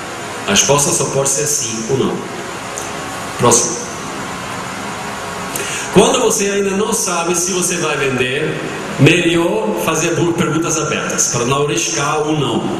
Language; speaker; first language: Portuguese; non-native, fluent; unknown